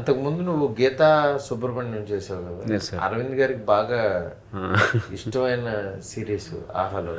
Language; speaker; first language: Telugu; native; Telugu